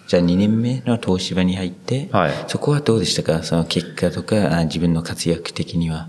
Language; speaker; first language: Japanese; non-native, fluent; English